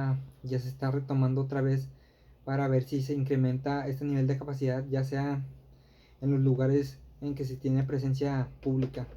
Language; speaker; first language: Spanish; native; Spanish